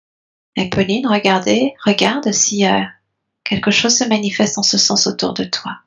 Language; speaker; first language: French; native; French